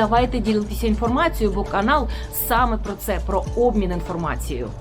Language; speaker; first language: Ukrainian; native; Ukrainian